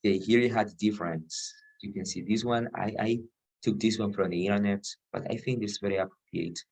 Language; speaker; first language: English; non-native, fluent; Spanish